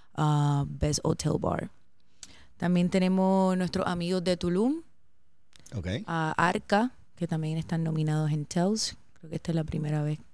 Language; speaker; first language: Spanish; native; Spanish